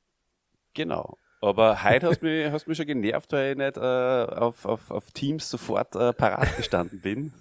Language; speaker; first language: German; native; German